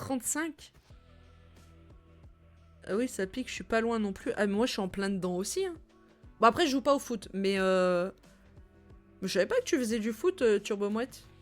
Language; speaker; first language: French; native; French